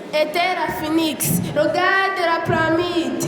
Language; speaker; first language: French; non-native, learner; Kinyarwanda